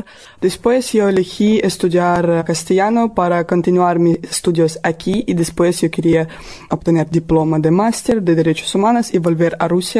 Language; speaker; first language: Spanish; non-native, learner; Russian